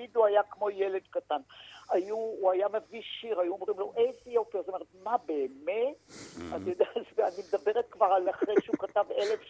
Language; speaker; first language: Hebrew; native; Hebrew